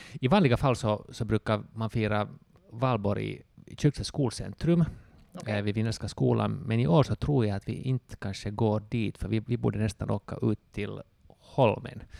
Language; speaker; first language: Swedish; native; Swedish